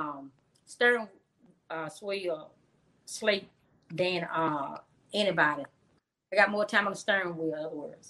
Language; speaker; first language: English; native; English